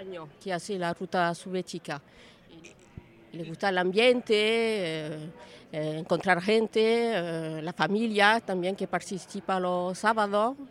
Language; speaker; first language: Spanish; early bilingual, other home language; French